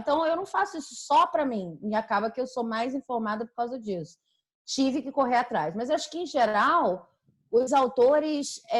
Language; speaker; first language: Portuguese; native; Portuguese